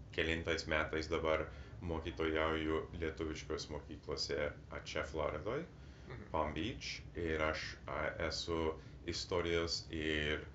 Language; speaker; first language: Lithuanian; early bilingual, heritage; English